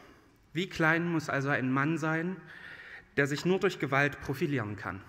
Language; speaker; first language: German; native; German